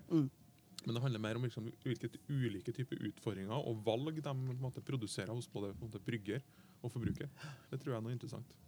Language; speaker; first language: Norwegian; native; Norwegian